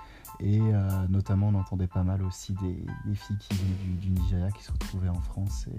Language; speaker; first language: French; native; French